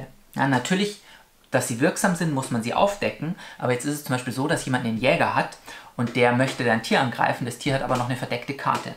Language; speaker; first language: German; native; German